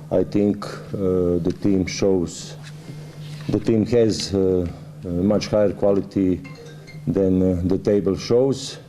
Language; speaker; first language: English; non-native, fluent; Croatian